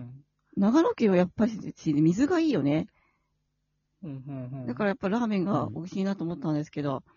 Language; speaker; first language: Japanese; native; Japanese